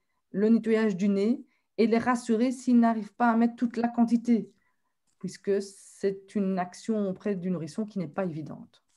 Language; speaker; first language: French; native; French